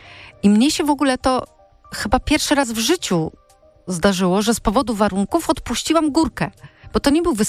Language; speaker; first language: Polish; native; Polish